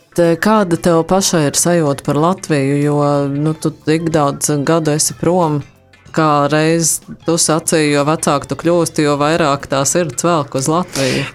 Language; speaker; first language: Latvian; native; Latvian